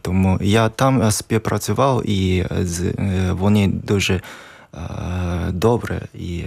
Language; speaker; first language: Ukrainian; non-native, learner; Japanese